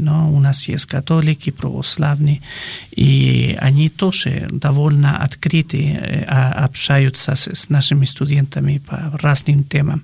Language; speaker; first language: Russian; non-native, fluent; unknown